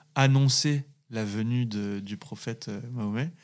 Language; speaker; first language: French; native; French